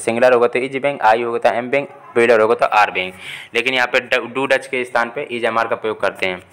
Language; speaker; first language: Hindi; native; Hindi